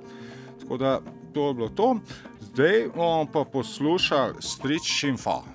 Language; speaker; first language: Slovenian; native; Slovenian